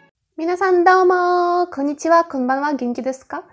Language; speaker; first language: Japanese; non-native, fluent; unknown